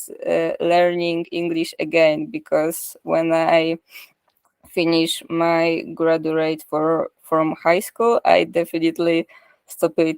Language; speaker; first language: English; non-native, learner; Polish